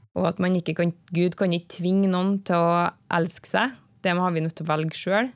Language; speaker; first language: Norwegian; native; Norwegian